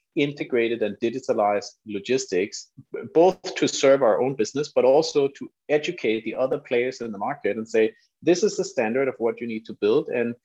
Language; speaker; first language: English; non-native, fluent; Danish